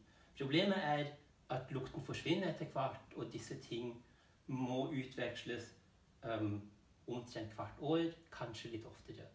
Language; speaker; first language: Norwegian; non-native, fluent; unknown